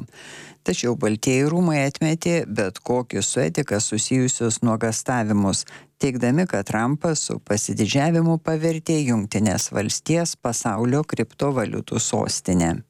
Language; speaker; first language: Lithuanian; native; Lithuanian